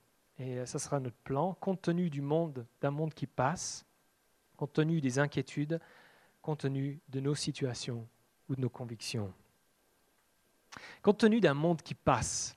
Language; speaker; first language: French; native; French